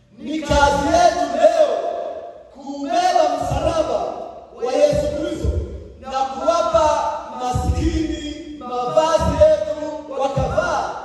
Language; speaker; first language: Swahili; native; Swahili